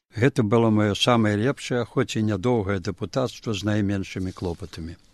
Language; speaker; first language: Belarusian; native; Belarusian